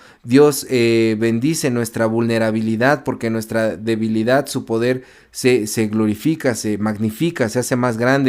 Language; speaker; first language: Spanish; native; Spanish